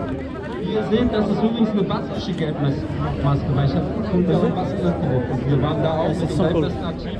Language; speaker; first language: German; native; German